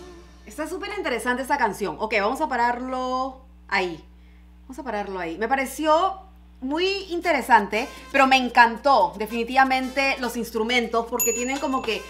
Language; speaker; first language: Spanish; native; Spanish